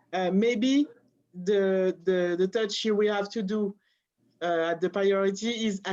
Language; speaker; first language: English; non-native, learner; French